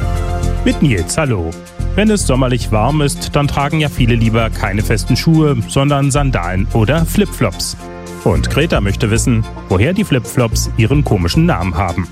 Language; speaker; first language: German; native; German